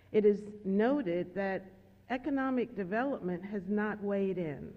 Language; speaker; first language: English; native; English